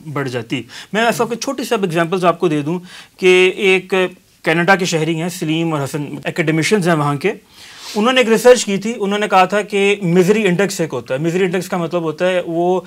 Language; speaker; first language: Urdu; native; Urdu